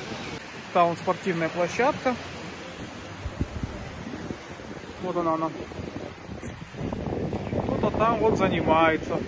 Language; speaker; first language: Russian; native; Russian